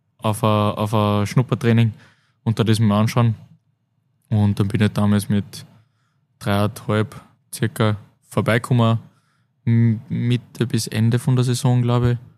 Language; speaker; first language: German; native; German